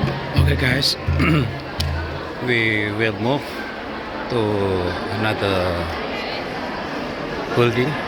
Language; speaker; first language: English; non-native, learner; Indonesian